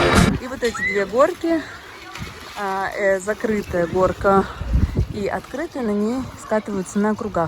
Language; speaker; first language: Russian; native; Russian